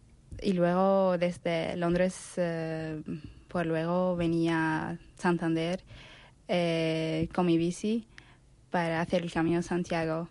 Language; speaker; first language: Spanish; non-native, learner; Arabic